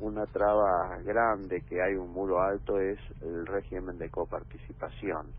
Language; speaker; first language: Spanish; native; Spanish